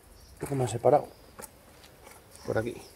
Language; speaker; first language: Spanish; native; Spanish